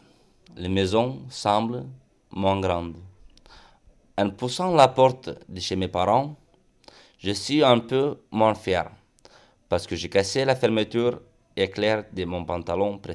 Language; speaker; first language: French; non-native, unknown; Romanian